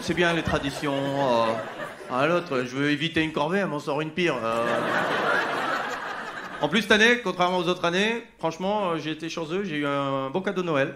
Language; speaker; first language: French; native; French